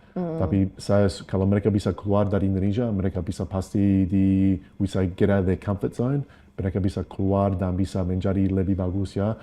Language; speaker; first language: Indonesian; non-native, fluent; English